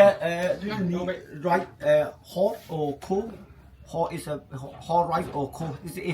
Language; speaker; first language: English; non-native, learner; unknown